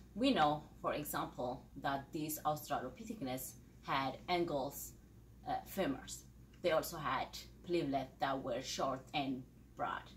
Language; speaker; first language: English; non-native, fluent; Amharic